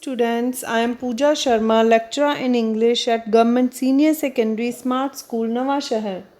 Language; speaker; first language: English; non-native, local second language; Punjabi